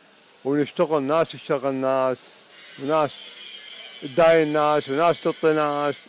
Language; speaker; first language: Arabic; native; Arabic